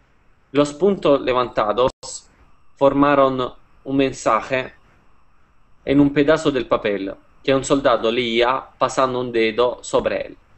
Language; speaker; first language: Spanish; non-native, fluent; Italian